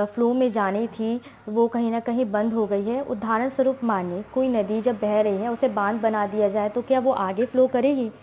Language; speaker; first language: Hindi; native; Hindi